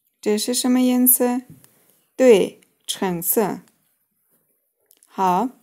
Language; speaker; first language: Chinese; non-native, fluent; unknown